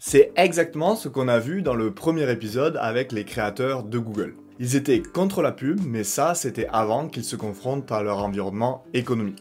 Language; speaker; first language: French; native; French